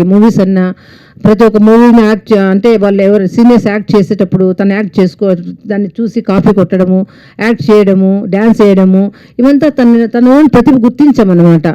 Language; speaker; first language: Telugu; native; Telugu